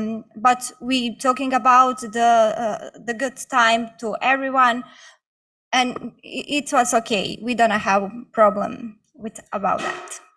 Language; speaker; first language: English; non-native, learner; Bosnian